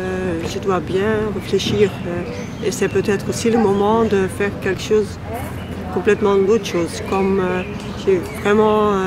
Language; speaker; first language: French; non-native, local second language; Dutch